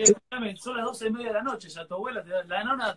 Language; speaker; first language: Spanish; native; Spanish